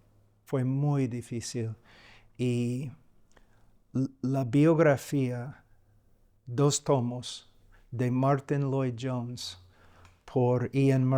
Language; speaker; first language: Spanish; non-native, fluent; English